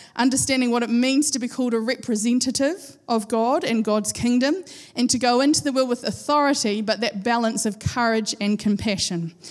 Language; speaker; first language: English; native; English